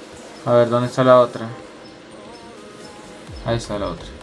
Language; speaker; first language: Spanish; native; Spanish